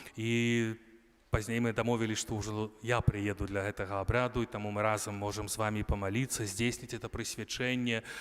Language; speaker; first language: Belarusian; native; Belarusian